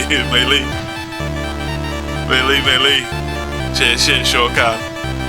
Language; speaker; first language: Chinese; non-native, learner; English